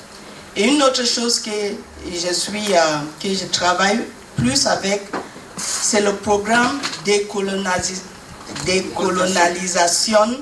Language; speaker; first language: French; non-native, fluent; English